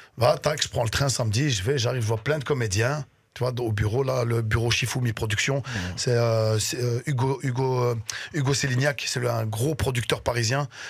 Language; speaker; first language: French; early bilingual, other home language; Arabic